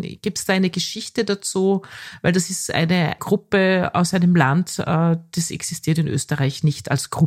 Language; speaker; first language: German; native; German